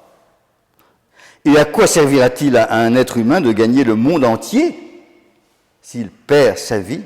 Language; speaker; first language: French; native; French